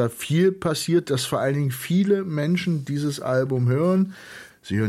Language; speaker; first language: German; native; German